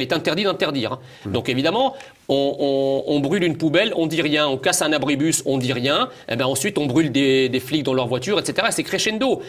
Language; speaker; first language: French; early bilingual, other home language; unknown